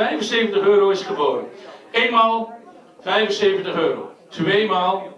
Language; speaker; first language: Dutch; native; Dutch